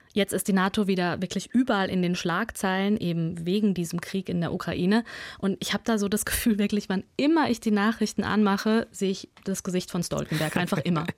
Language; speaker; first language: German; early bilingual, other home language; Russian